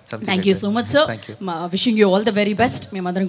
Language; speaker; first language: Telugu; native; Telugu